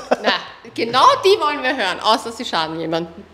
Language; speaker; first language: German; native; German